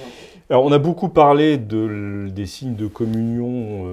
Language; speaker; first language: French; native; French